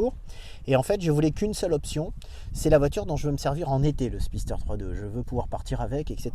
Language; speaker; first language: French; native; French